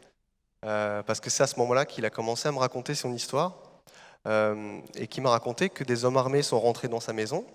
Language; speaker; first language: French; native; French